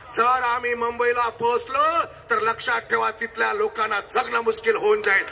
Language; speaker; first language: Marathi; non-native, local second language; Lambadi